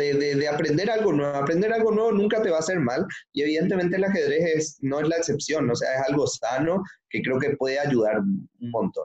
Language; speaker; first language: Spanish; native; Spanish